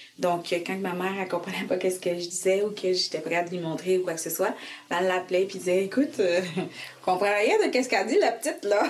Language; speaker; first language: French; early bilingual, other home language; Haitian Creole